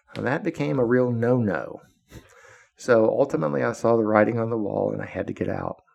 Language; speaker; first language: English; native; English